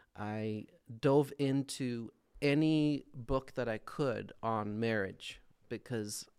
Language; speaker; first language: English; non-native, fluent; Swedish